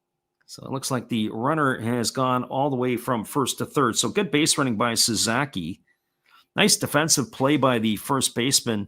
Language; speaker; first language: English; native; English